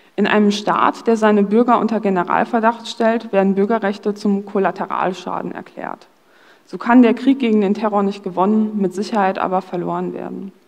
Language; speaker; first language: German; early bilingual, other home language; Polish